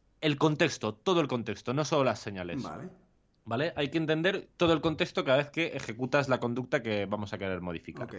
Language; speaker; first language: Spanish; native; Spanish